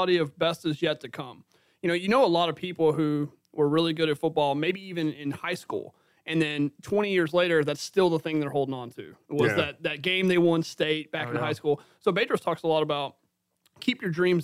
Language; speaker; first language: English; native; English